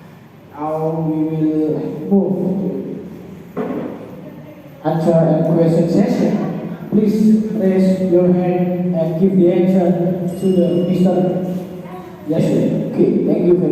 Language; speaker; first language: English; non-native, learner; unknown